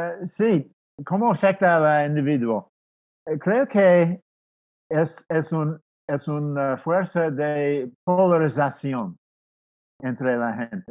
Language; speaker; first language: Spanish; non-native, fluent; English